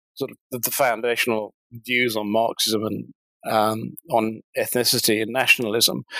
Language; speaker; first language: English; native; English